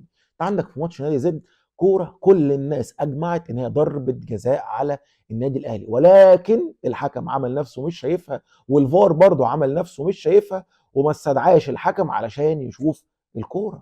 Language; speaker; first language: Arabic; native; Arabic